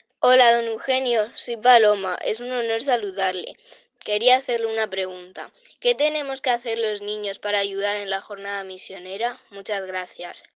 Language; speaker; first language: Spanish; native; Spanish